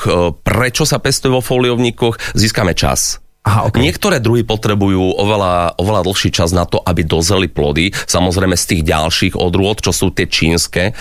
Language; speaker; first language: Slovak; native; Slovak